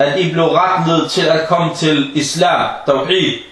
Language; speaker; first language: Danish; non-native, fluent; Arabic